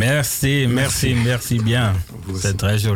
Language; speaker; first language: French; non-native, learner; Dutch